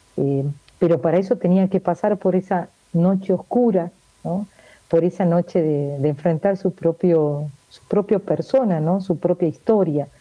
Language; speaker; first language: Spanish; native; Spanish